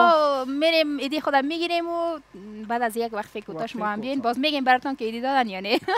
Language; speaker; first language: Persian; native; Persian